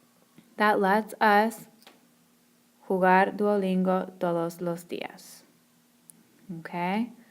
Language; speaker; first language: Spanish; non-native, fluent; English